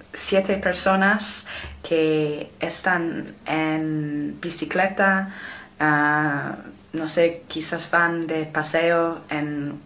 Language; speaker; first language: Spanish; non-native, fluent; English